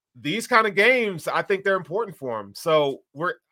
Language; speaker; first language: English; native; English